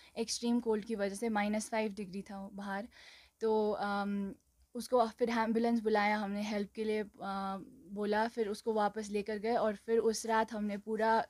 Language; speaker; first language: Hindi; non-native, local second language; Nepali